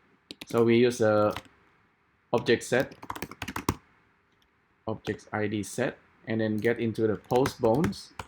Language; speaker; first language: English; non-native, fluent; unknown